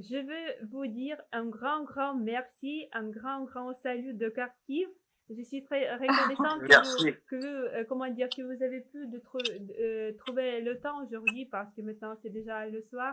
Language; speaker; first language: French; non-native, fluent; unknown